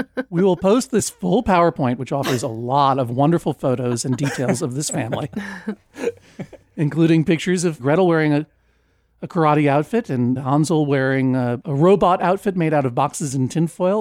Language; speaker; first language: English; native; English